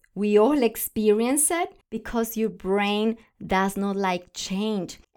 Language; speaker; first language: English; non-native, fluent; Spanish